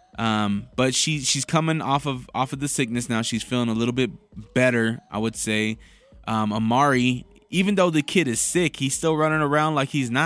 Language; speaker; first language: English; native; English